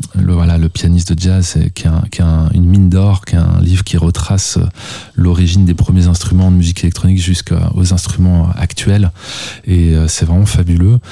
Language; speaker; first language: French; native; French